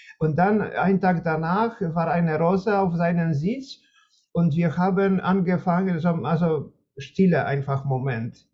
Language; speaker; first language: German; non-native, fluent; Polish